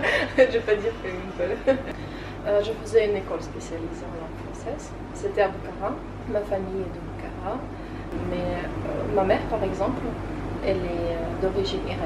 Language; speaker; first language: French; non-native, fluent; Tajik